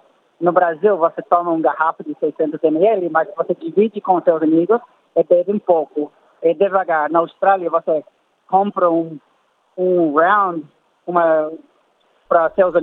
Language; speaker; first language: Portuguese; non-native, fluent; English